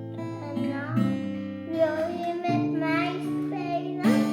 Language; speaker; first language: Dutch; early bilingual, other home language; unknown